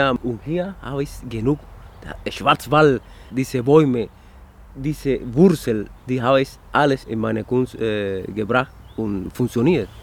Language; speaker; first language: German; non-native, fluent; Spanish